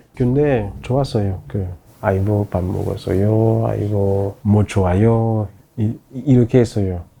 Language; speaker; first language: Korean; non-native, learner; French